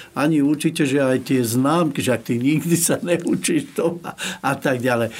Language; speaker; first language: Slovak; non-native, local second language; Hungarian